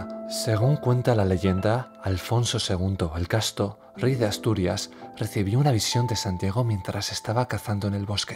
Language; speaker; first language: Spanish; native; Spanish